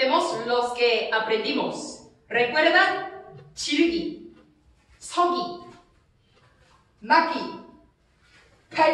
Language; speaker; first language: Spanish; non-native, learner; Korean